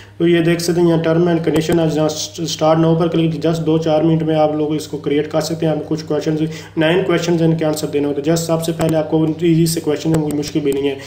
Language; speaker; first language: Urdu; non-native, local second language; Punjabi